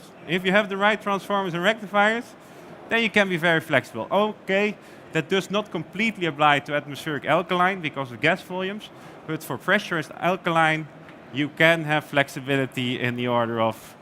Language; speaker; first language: English; non-native, fluent; Dutch